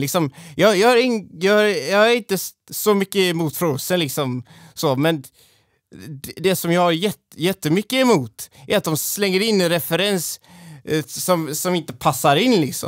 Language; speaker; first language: Swedish; native; Swedish